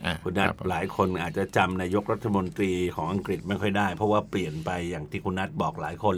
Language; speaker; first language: Thai; native; Thai